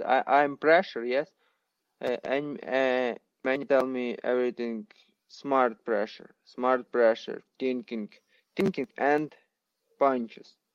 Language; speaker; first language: English; non-native, learner; Ukrainian